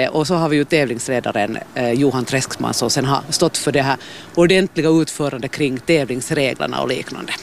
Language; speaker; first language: Swedish; native; Swedish